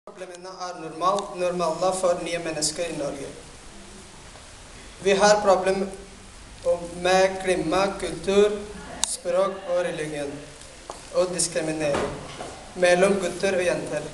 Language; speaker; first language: Norwegian; non-native, learner; French